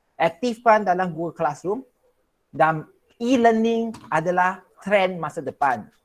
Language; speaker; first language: Malay; non-native, local second language; Chinese